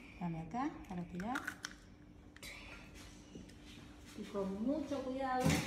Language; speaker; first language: Spanish; native; Spanish